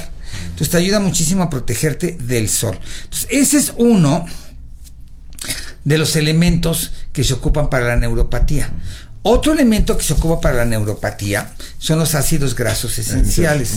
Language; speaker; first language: Spanish; native; Spanish